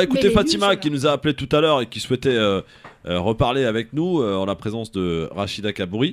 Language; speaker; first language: French; native; French